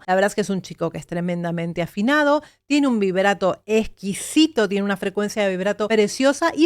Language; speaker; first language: Spanish; native; Spanish